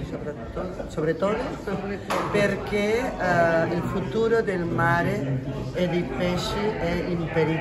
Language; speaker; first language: Italian; non-native, learner; Catalan